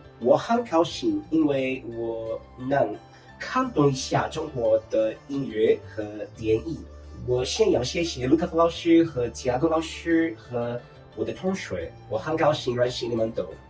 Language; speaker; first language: Chinese; non-native, learner; Portuguese